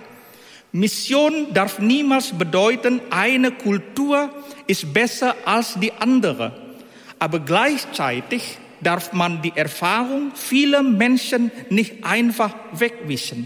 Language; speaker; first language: German; non-native, fluent; Indonesian